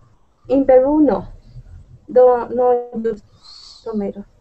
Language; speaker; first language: English; non-native, learner; Spanish